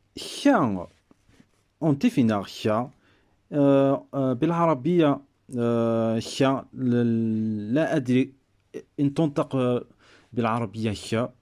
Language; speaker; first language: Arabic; non-native, local second language; Berber languages